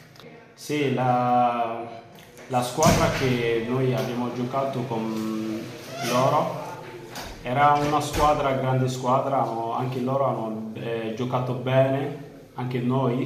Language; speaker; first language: Italian; non-native, learner; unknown